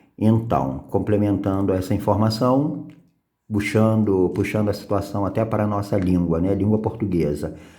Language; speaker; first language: Portuguese; native; Portuguese